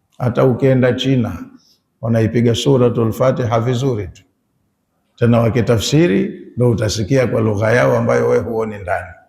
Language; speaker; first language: Swahili; native; Swahili